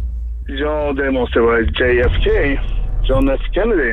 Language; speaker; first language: Swedish; native; Swedish